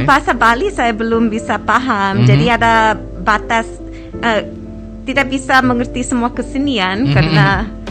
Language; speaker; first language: Indonesian; non-native, fluent; English